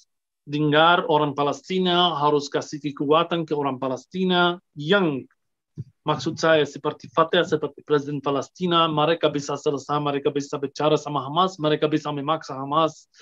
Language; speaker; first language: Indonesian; non-native, fluent; Arabic